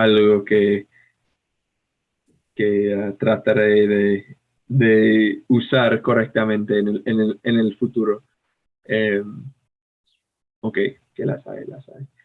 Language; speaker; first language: Spanish; non-native, fluent; English